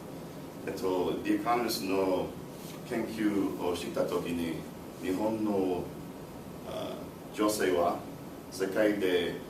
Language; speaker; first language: Japanese; non-native, learner; English